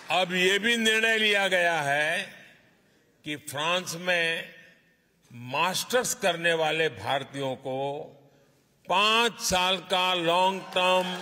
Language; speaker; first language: Hindi; native; Hindi